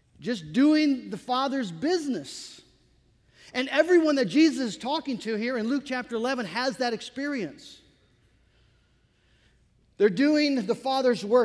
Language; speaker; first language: English; native; English